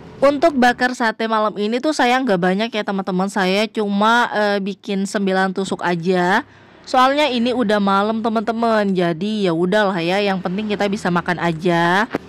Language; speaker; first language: Indonesian; native; Indonesian